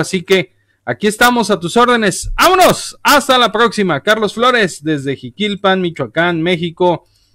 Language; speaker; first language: Spanish; native; Spanish